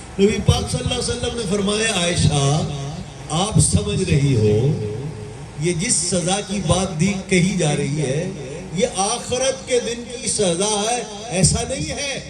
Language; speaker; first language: Urdu; non-native, local second language; Sindhi